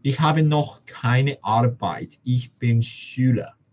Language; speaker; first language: German; non-native, learner; Cantonese